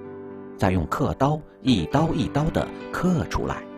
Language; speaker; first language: Chinese; native; Chinese